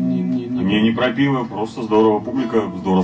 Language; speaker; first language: Russian; native; Russian